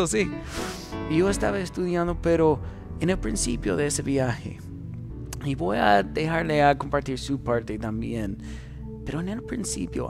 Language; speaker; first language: Spanish; non-native, fluent; English